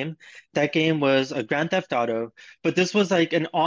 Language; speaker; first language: English; native; English